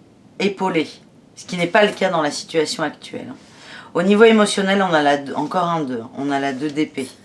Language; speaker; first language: French; native; French